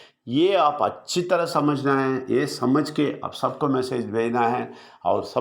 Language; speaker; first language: Hindi; non-native, local second language; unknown